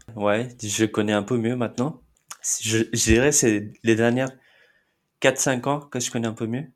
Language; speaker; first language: French; non-native, fluent; Marathi